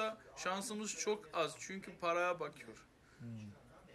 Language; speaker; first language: Turkish; non-native, fluent; Armenian